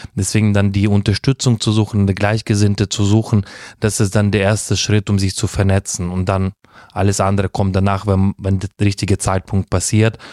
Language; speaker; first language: German; non-native, fluent; Russian